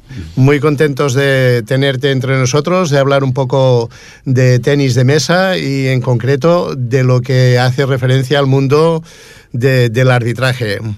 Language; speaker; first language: Spanish; non-native, local second language; Catalan